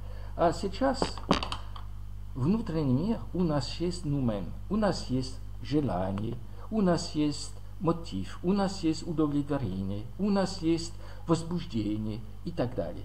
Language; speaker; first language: Russian; non-native, learner; French